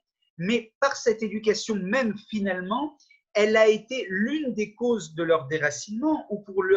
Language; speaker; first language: French; native; French